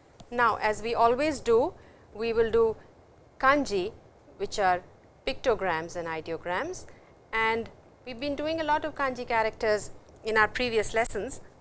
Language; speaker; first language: English; non-native, local second language; Hindi